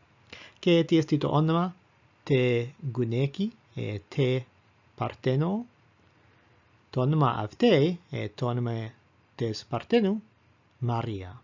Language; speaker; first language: Greek; non-native, fluent; English